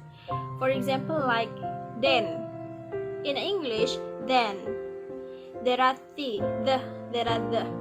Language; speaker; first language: English; non-native, learner; Indonesian